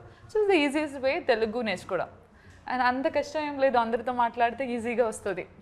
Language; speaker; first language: Telugu; non-native, learner; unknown